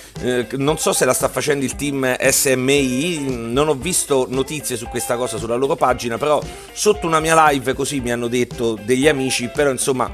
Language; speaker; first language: Italian; native; Italian